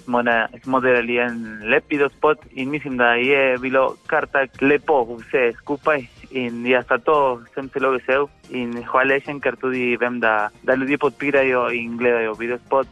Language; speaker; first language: Slovenian; non-native, fluent; Spanish